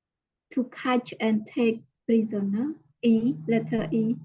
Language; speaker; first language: English; non-native, learner; Khmer